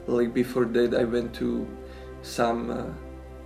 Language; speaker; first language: English; non-native, fluent; Slovak